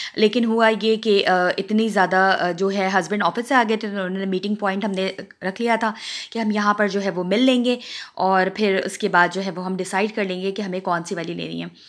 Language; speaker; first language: Urdu; non-native, local second language; Punjabi